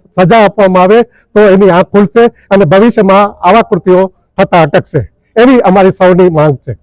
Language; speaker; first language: Gujarati; non-native, local second language; Sindhi